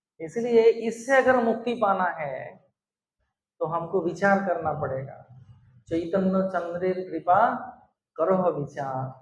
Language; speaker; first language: Hindi; non-native, local second language; Bangla